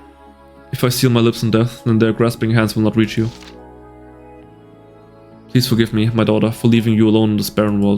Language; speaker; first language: English; native; English